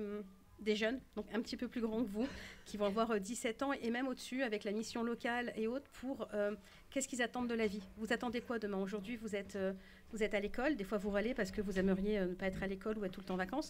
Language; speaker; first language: French; native; French